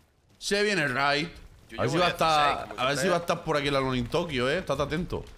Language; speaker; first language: Spanish; native; Spanish